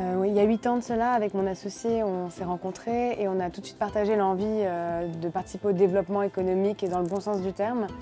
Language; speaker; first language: French; native; French